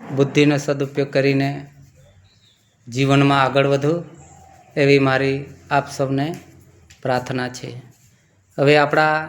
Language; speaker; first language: Gujarati; non-native, local second language; Gamit